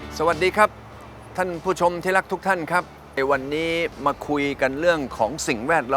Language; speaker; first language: Thai; native; Thai